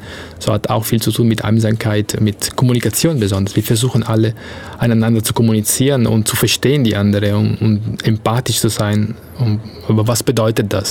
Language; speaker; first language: German; non-native, fluent; Italian